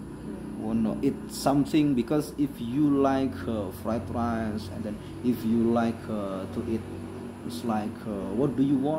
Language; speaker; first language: English; non-native, learner; Indonesian